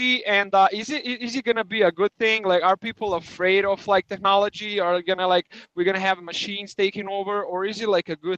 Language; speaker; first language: English; non-native, fluent; Serbian